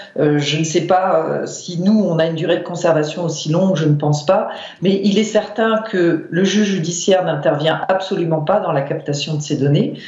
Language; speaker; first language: French; native; French